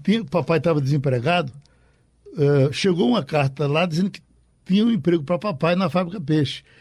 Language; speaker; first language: Portuguese; native; Portuguese